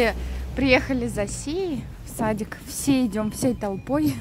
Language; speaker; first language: Russian; native; Russian